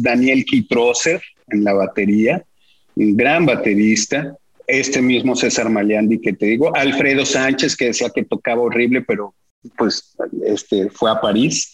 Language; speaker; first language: Spanish; native; Spanish